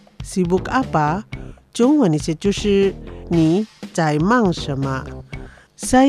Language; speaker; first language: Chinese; non-native, fluent; Indonesian